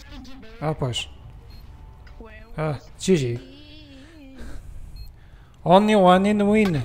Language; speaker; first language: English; non-native, learner; Portuguese